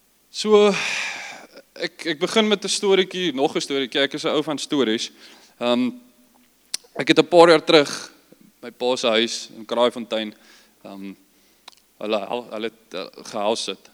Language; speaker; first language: Afrikaans; early bilingual, heritage; Afrikaans